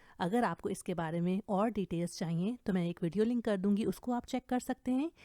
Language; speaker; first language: Urdu; native; Urdu